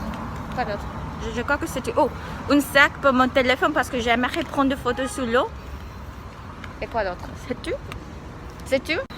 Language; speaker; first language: French; non-native, learner; English